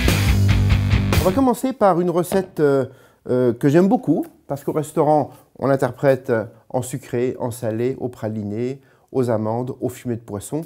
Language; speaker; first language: French; native; French